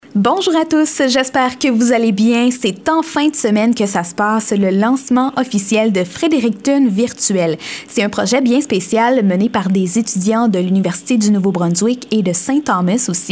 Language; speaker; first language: French; native; French